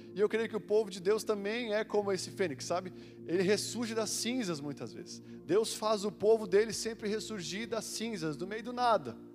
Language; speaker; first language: Portuguese; native; Portuguese